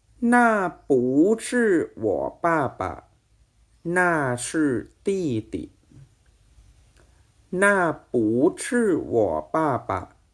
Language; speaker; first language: Chinese; non-native, fluent; Thai